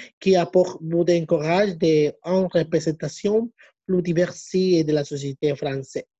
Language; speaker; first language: French; non-native, learner; Spanish